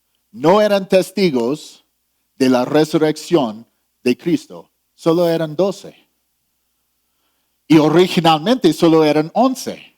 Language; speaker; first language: Spanish; non-native, fluent; English